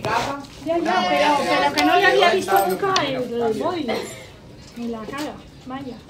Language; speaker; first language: Spanish; native; Spanish